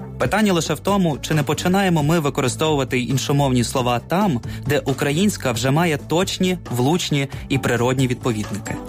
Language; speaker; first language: Ukrainian; native; Ukrainian